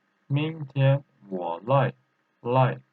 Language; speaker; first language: Chinese; non-native, fluent; Turkish